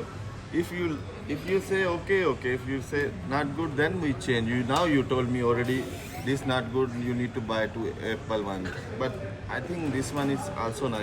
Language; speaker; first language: English; non-native, learner; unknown